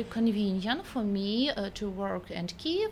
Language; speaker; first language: English; non-native, learner; Ukrainian